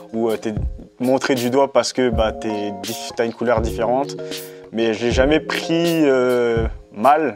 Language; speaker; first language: French; native; French